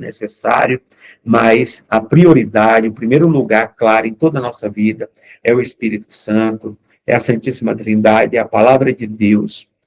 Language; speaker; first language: Portuguese; native; Portuguese